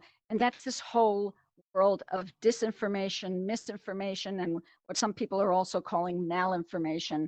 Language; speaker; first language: English; native; English